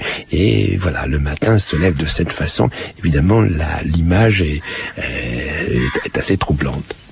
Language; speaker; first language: French; native; French